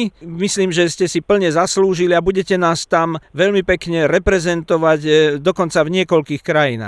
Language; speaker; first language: Slovak; native; Slovak